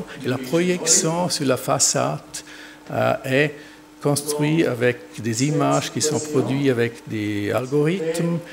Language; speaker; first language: French; non-native, learner; German